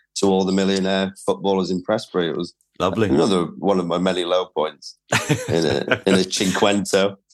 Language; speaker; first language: English; native; English